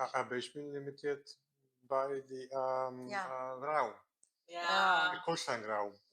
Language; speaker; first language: German; non-native, learner; Korean